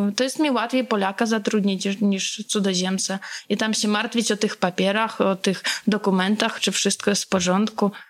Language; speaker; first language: Polish; non-native, fluent; Russian